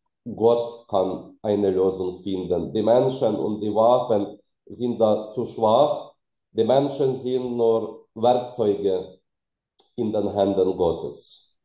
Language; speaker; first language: German; non-native, fluent; Ukrainian